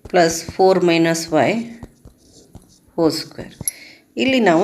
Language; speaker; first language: Kannada; native; Kannada